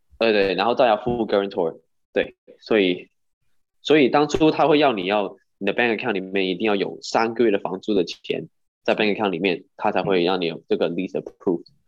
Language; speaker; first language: Chinese; non-native, local second language; Cantonese